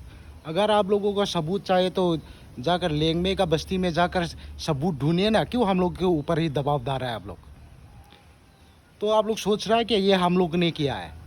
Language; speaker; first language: Hindi; non-native, local second language; Thado Chin